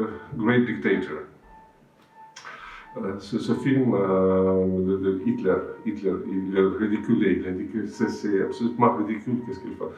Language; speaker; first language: French; non-native, fluent; Russian